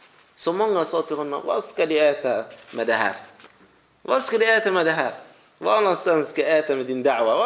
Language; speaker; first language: Swedish; non-native, fluent; Arabic